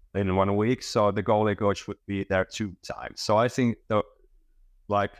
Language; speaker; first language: English; non-native, fluent; Finnish